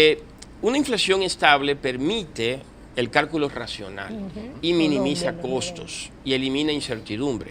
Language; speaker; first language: Spanish; native; Spanish